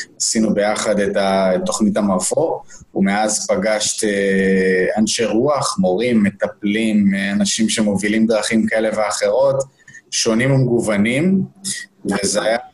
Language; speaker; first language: Hebrew; native; Hebrew